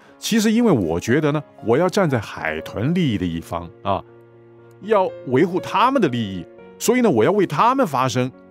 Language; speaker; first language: Chinese; non-native, local second language; Cantonese